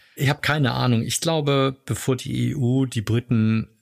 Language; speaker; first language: German; native; German